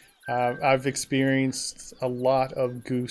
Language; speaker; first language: English; native; English